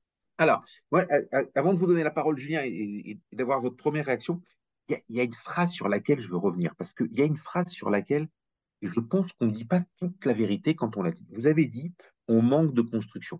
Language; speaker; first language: French; native; French